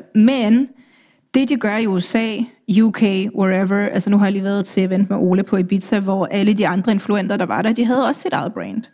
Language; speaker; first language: Danish; early bilingual, other home language; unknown